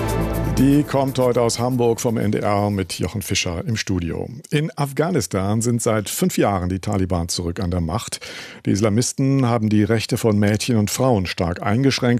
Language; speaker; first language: German; native; German